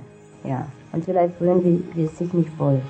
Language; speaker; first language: German; non-native, fluent; Vietnamese